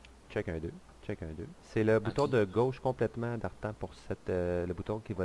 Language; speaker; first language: French; native; French